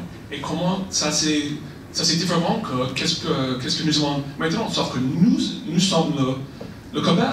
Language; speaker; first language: French; non-native, fluent; Persian